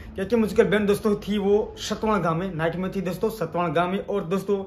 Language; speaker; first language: Hindi; non-native, local second language; Gamit